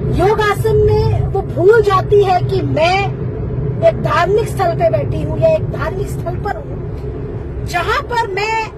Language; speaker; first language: Hindi; native; Hindi